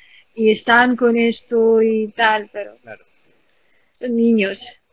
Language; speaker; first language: Spanish; non-native, fluent; Ukrainian